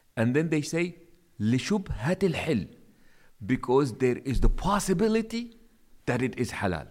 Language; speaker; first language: English; non-native, local second language; Arabic